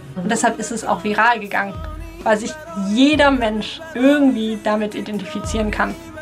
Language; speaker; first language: German; native; German